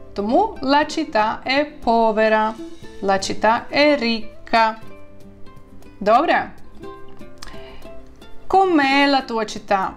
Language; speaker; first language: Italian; non-native, fluent; Ukrainian